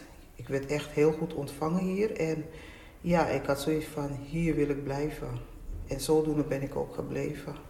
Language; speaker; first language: Dutch; native; Dutch